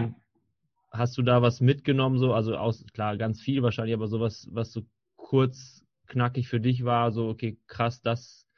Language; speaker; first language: German; native; German